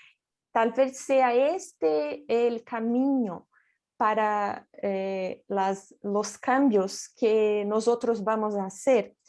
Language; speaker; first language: Spanish; non-native, fluent; Portuguese